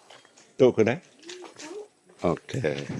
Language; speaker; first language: Malay; native; Malay